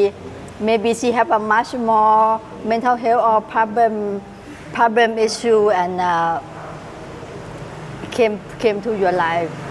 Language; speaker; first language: English; non-native, learner; Thai